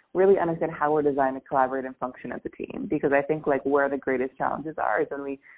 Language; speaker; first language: English; native; English